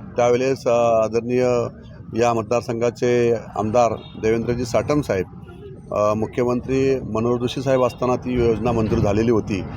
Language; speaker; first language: Marathi; native; Marathi